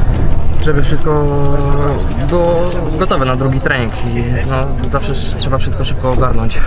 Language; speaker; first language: Polish; native; Polish